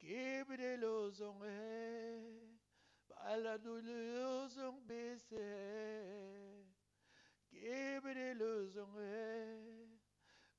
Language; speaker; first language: German; non-native, learner; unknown